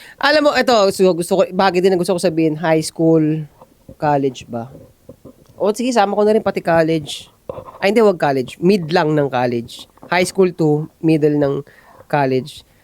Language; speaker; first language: Filipino; native; Filipino